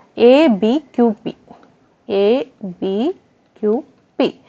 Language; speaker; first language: English; non-native, local second language; Malayalam